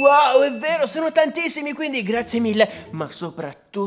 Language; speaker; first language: Italian; native; Italian